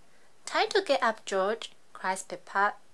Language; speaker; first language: English; non-native, fluent; Chinese